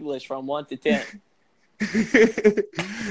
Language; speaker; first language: English; non-native, fluent; Arabic